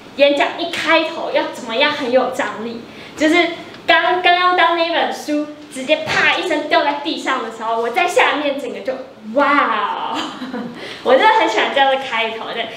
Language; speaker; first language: Chinese; native; Chinese